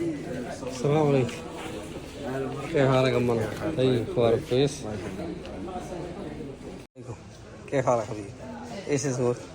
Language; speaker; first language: Arabic; non-native, fluent; Urdu